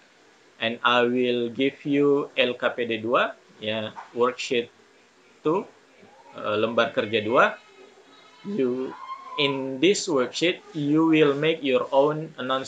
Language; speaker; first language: English; non-native, fluent; Indonesian